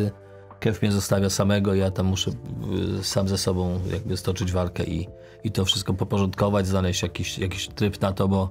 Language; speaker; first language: Polish; native; Polish